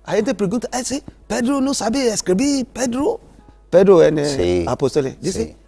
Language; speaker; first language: Spanish; non-native, learner; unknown